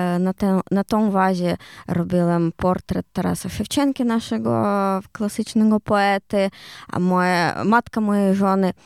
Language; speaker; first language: Polish; non-native, learner; Ukrainian